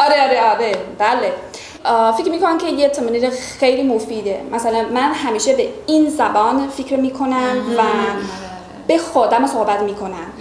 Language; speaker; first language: Persian; non-native, fluent; Chinese